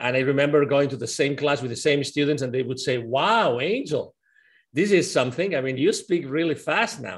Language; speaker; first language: English; non-native, fluent; Spanish